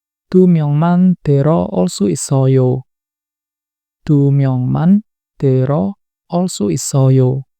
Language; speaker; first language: Korean; non-native, fluent; Indonesian